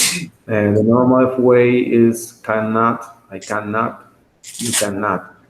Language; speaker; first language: English; non-native, learner; Spanish